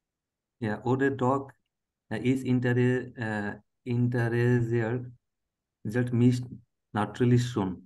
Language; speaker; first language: German; non-native, learner; Bangla